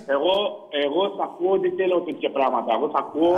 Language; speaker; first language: Greek; non-native, learner; Arabic